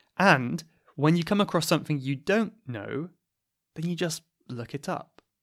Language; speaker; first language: English; native; English